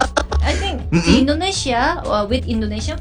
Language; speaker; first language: English; non-native, learner; Korean